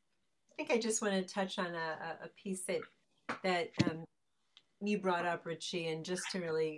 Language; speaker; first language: English; native; English